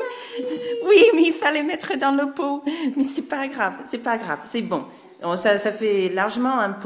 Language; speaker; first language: French; non-native, fluent; English